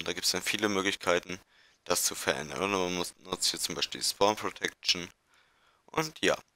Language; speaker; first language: German; native; German